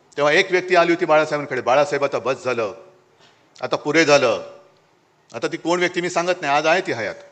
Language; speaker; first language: Marathi; native; Marathi